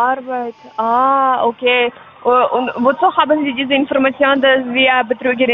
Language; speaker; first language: German; non-native, learner; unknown